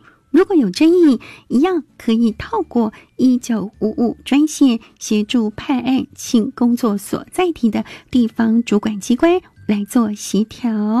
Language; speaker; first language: Chinese; native; Chinese